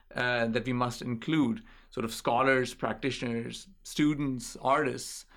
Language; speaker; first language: English; non-native, local second language; Urdu